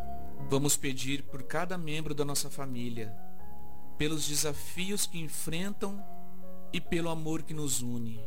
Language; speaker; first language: Portuguese; native; Portuguese